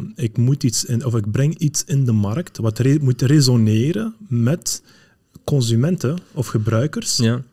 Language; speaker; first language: Dutch; early bilingual, other home language; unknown